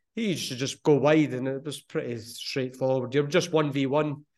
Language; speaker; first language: English; native; English